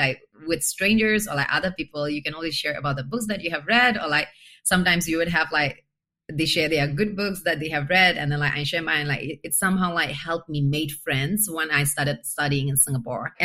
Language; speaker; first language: English; non-native, fluent; Burmese